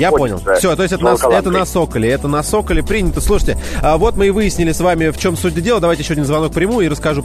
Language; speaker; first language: Russian; native; Russian